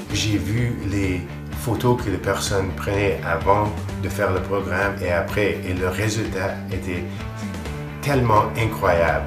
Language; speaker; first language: French; non-native, fluent; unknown